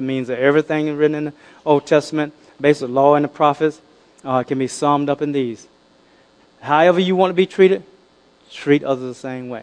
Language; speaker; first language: English; native; English